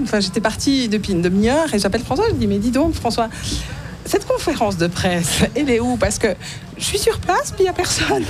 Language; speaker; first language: French; native; French